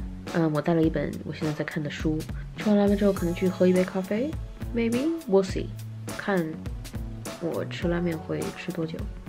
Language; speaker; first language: Chinese; early bilingual, heritage; Chinese